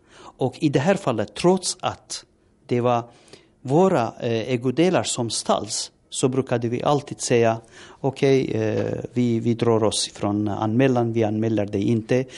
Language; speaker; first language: Swedish; non-native, fluent; Turoyo